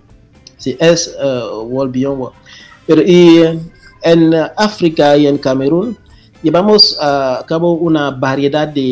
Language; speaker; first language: Spanish; non-native, fluent; French